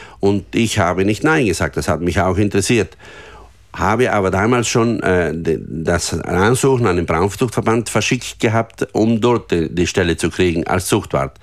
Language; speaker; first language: German; native; German